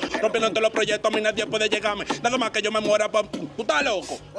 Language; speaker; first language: Spanish; native; Spanish